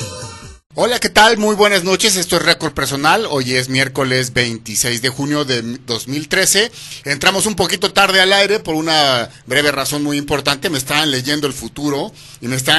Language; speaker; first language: Spanish; native; Spanish